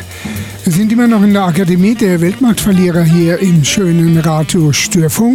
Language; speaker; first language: German; native; German